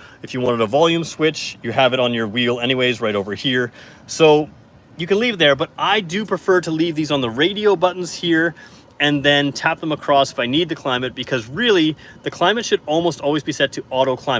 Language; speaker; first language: English; native; English